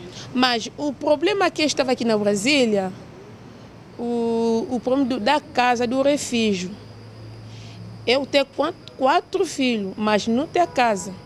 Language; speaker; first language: Portuguese; non-native, learner; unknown